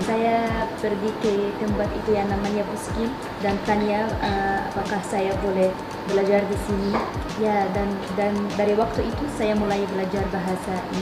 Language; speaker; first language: Indonesian; non-native, learner; Arabic